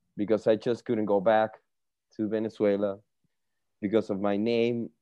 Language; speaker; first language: English; non-native, fluent; Spanish